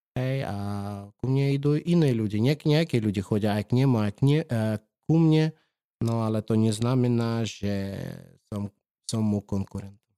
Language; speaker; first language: Slovak; non-native, fluent; Russian